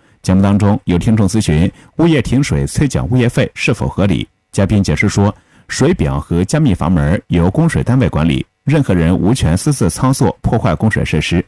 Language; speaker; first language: Chinese; native; Chinese